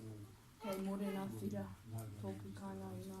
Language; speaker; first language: Māori; non-native, learner; English